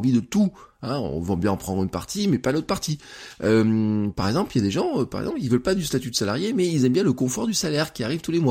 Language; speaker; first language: French; native; French